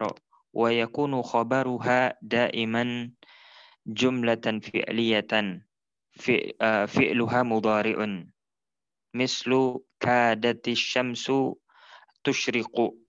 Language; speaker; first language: Arabic; non-native, learner; Indonesian